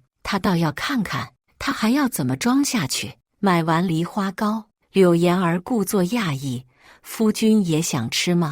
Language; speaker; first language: Chinese; native; Chinese